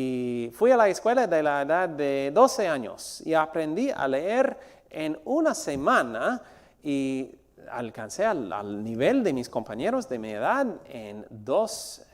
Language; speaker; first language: Spanish; non-native, fluent; English